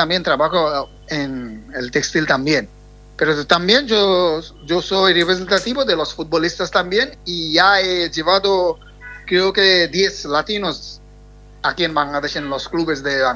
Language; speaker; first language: Spanish; non-native, fluent; Bangla